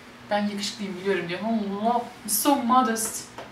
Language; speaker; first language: Turkish; native; Turkish